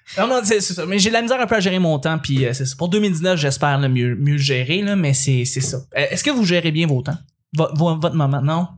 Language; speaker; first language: French; native; French